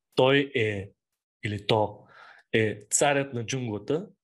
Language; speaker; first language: Bulgarian; early bilingual, heritage; Bulgarian